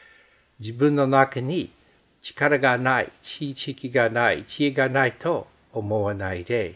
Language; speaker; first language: Japanese; non-native, fluent; English